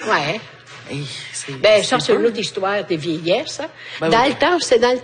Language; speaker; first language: French; native; French